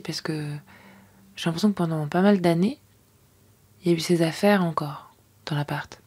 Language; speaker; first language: French; native; French